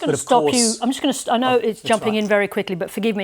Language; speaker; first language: English; native; English